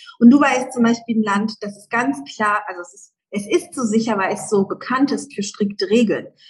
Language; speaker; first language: German; early bilingual, other home language; Persian